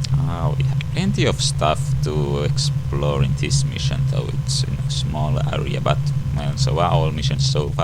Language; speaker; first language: English; native; English